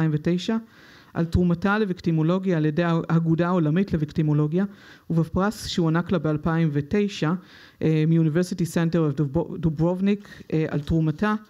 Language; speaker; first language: Hebrew; native; Hebrew